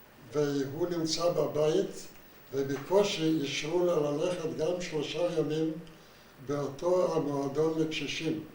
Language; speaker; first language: Hebrew; non-native, fluent; Yiddish